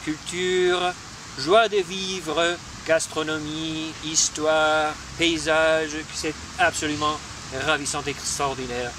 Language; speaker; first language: French; non-native, fluent; Spanish